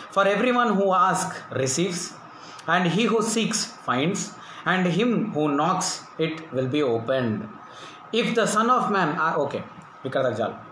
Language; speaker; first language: English; non-native, local second language; Telugu